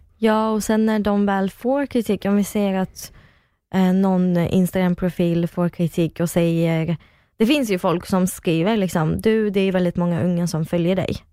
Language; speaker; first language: Swedish; early bilingual, other home language; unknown